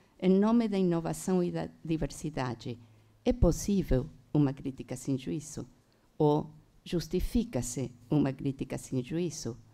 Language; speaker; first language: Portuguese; non-native, fluent; Spanish